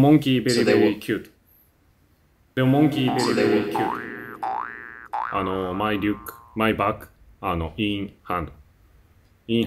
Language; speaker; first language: English; non-native, learner; Japanese